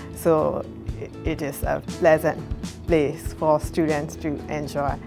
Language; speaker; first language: English; non-native, fluent; Burmese